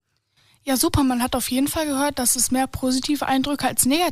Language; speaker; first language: German; native; German